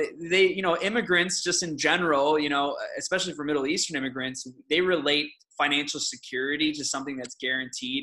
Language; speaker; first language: English; early bilingual, other home language; Aramaic